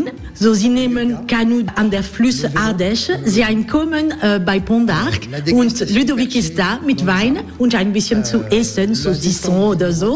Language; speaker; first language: German; non-native, learner; French